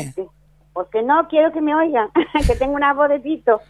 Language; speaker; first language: Spanish; native; Spanish